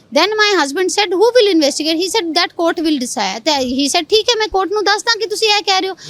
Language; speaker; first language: English; non-native, local second language; Punjabi